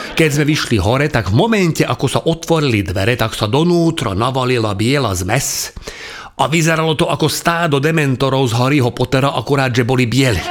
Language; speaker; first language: Slovak; non-native, local second language; Hungarian